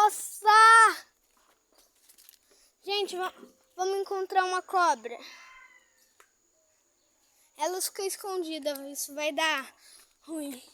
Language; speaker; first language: Portuguese; native; Portuguese